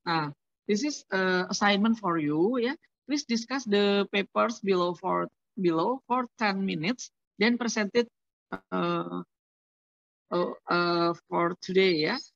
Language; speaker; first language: English; non-native, learner; Indonesian